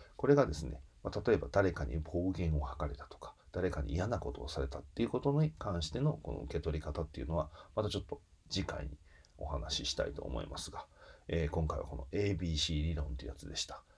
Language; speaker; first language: Japanese; native; Japanese